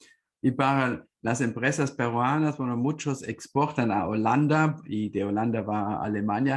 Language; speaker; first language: Spanish; non-native, fluent; German